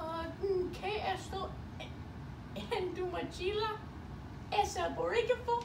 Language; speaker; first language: Spanish; non-native, learner; English